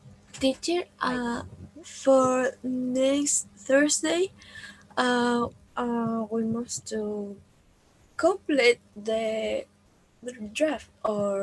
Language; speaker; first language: English; non-native, learner; Spanish